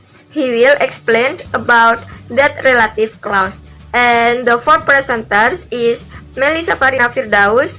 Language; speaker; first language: English; non-native, learner; Indonesian